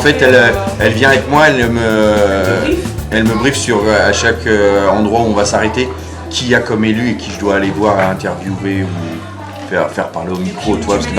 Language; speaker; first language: French; native; French